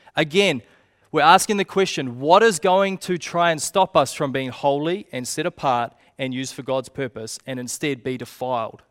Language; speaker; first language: English; native; English